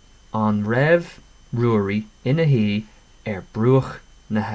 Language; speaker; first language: Irish; non-native, local second language; English